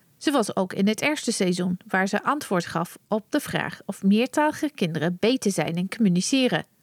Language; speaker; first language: Dutch; non-native, fluent; English